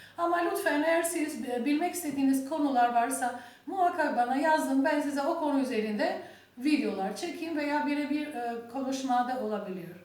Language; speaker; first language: Turkish; non-native, learner; Albanian